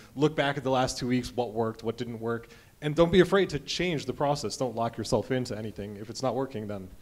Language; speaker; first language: English; native; English